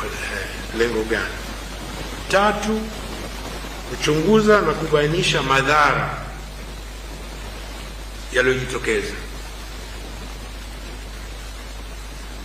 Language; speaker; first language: Swahili; native; Swahili